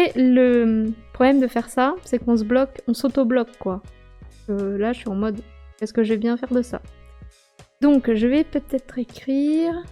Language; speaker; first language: French; native; French